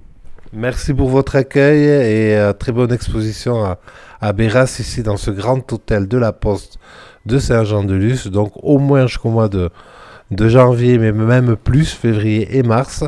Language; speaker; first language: French; native; French